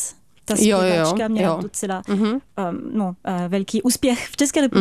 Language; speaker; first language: Czech; non-native, fluent; French